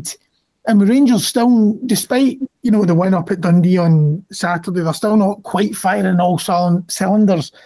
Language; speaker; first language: English; native; English